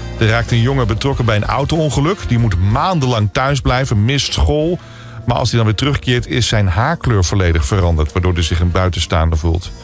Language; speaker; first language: Dutch; native; Dutch